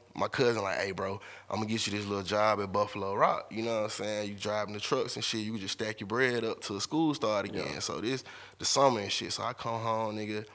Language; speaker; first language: English; native; English